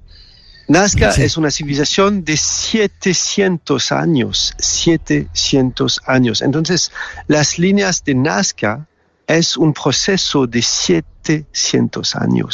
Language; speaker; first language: Spanish; non-native, fluent; French